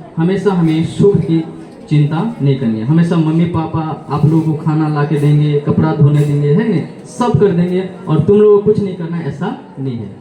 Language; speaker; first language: Hindi; non-native, local second language; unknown